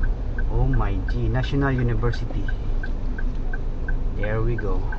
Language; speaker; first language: English; non-native, learner; Korean